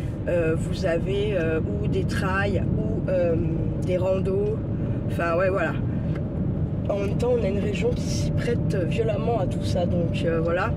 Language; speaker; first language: French; native; French